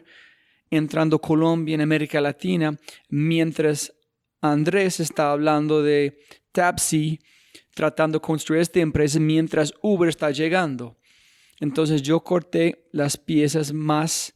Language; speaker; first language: Spanish; non-native, fluent; English